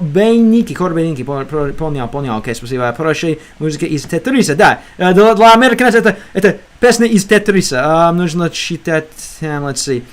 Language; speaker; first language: Russian; non-native, learner; English